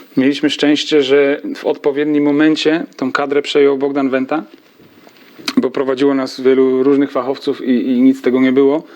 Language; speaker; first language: Polish; native; Polish